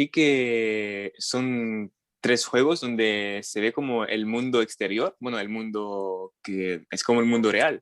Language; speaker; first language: Spanish; non-native, fluent; French